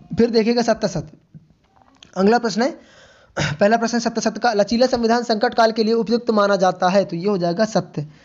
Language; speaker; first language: Hindi; native; Hindi